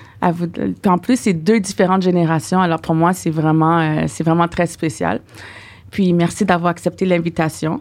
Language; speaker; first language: French; non-native, fluent; English